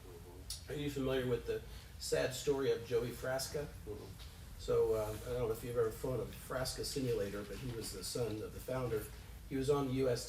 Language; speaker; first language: English; native; English